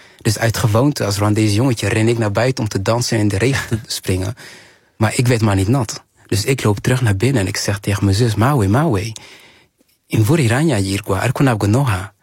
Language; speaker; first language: Dutch; early bilingual, other home language; Kinyarwanda